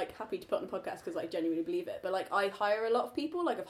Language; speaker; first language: English; native; English